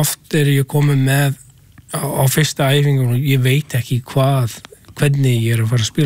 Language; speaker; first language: Icelandic; non-native, learner; English